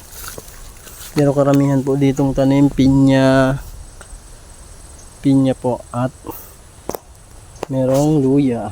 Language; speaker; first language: Filipino; non-native, local second language; Bikol